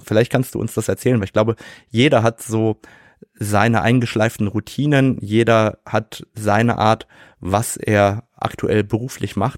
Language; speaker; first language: German; native; German